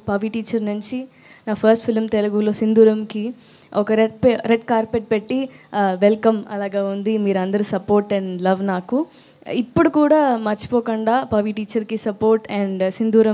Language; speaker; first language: Telugu; non-native, learner; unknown